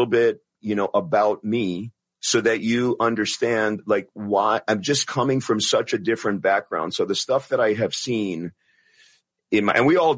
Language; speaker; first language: English; non-native, local second language; Italian